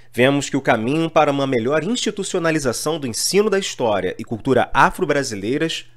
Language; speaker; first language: Portuguese; native; Portuguese